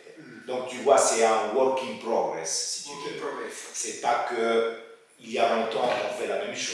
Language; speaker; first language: French; non-native, fluent; Italian